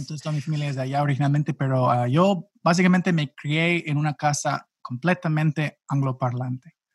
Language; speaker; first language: Spanish; non-native, fluent; English